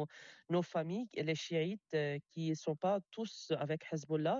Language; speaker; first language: French; non-native, local second language; Arabic